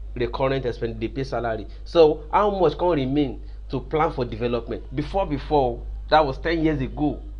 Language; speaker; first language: Nigerian Pidgin; non-native, local second language; Yoruba